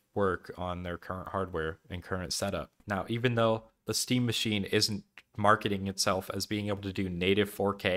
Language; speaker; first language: English; native; English